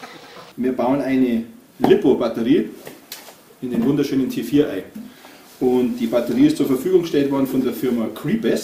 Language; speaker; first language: German; native; German